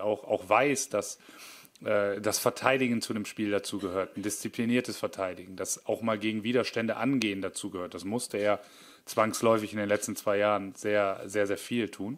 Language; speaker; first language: German; native; German